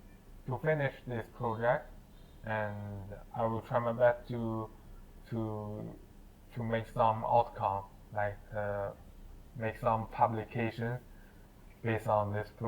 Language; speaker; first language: English; non-native, learner; Chinese